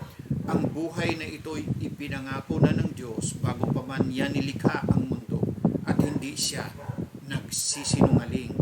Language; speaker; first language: Filipino; native; Filipino